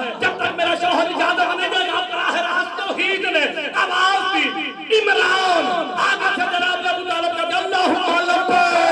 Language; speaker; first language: Urdu; non-native, local second language; Punjabi